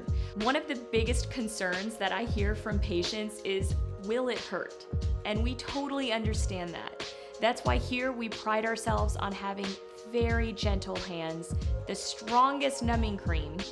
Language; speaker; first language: English; native; English